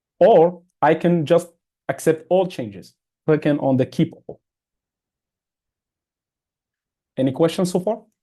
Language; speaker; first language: English; non-native, fluent; Arabic